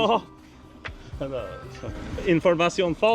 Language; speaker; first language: Spanish; non-native, learner; English